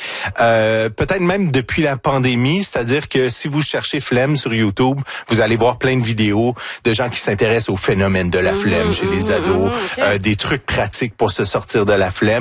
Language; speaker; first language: French; native; French